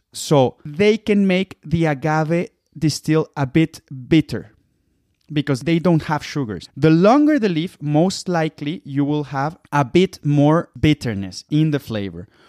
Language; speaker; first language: English; non-native, fluent; Spanish